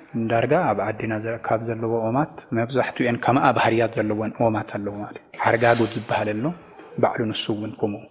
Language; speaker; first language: Tigrinya; non-native, local second language; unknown